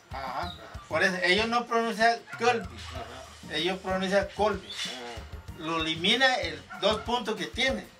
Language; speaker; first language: Spanish; non-native, local second language; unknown